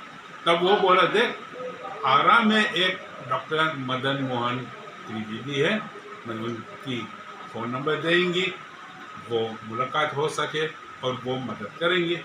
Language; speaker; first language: Hindi; non-native, learner; English